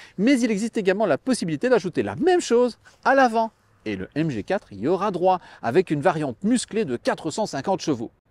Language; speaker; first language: French; native; French